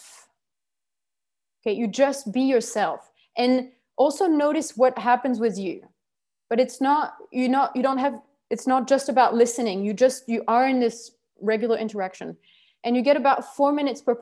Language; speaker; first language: English; non-native, fluent; French